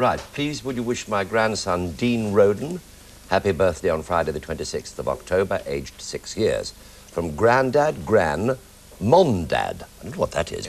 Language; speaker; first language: English; native; English